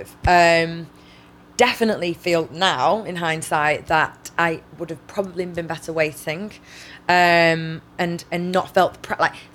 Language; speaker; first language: English; native; English